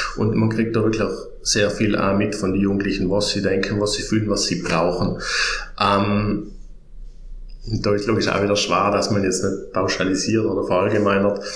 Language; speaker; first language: German; native; German